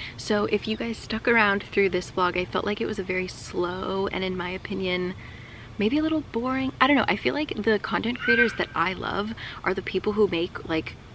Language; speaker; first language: English; native; English